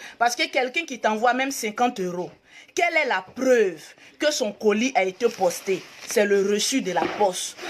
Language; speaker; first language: French; native; French